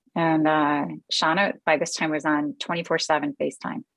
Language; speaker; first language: English; native; English